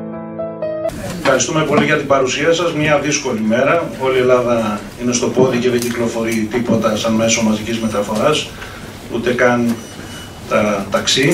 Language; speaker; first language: Greek; native; Greek